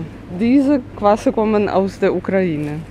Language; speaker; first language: German; non-native, fluent; Russian